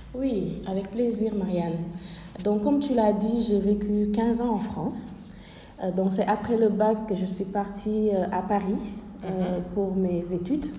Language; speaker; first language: French; non-native, local second language; Wolof